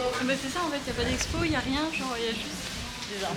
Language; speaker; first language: French; native; French